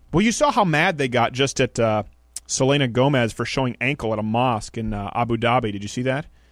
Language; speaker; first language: English; early bilingual, other home language; French